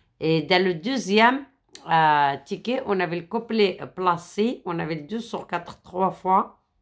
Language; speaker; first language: French; non-native, fluent; Arabic